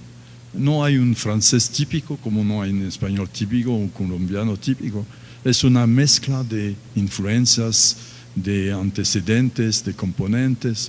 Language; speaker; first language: Spanish; non-native, fluent; French